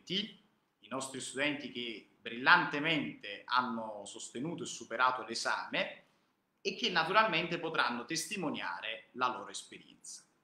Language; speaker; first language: Italian; native; Italian